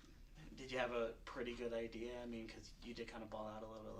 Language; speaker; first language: English; native; English